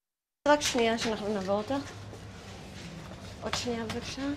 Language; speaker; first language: Hebrew; native; Hebrew